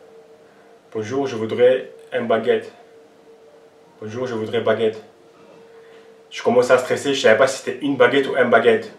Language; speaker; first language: French; non-native, local second language; Armenian